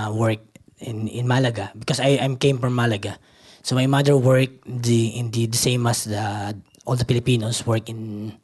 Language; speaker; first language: English; non-native, local second language; Filipino